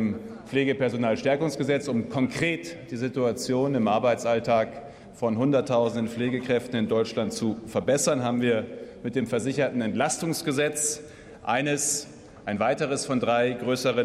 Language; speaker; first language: German; native; German